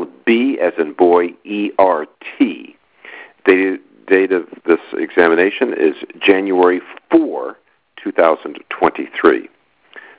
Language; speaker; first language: English; native; English